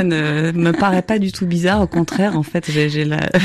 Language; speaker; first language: French; native; French